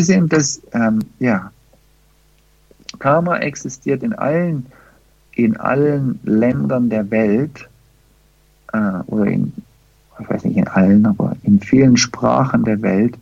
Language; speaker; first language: German; early bilingual, heritage; German